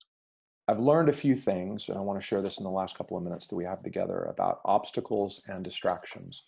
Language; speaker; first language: English; native; English